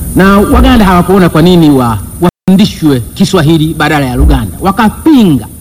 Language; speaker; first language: Swahili; non-native, local second language; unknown